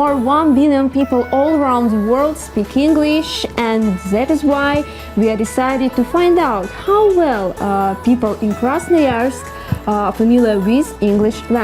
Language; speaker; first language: English; non-native, learner; Russian